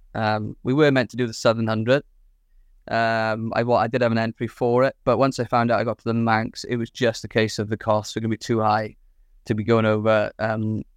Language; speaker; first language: English; native; English